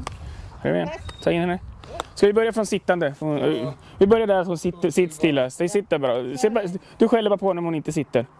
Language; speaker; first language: Swedish; native; Swedish